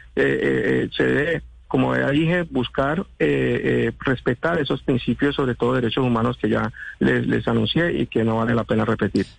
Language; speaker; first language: Spanish; non-native, local second language; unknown